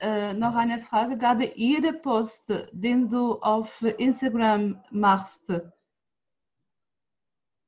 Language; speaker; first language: German; non-native, fluent; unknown